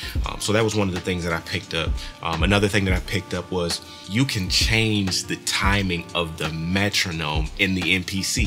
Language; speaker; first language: English; native; English